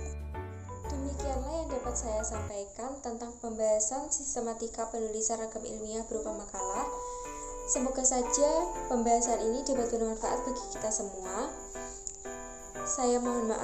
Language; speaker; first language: Indonesian; native; Indonesian